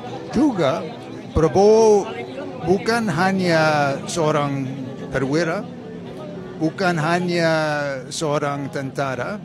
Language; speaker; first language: Indonesian; non-native, fluent; English